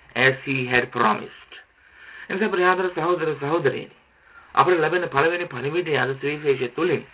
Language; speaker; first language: English; non-native, local second language; Sinhala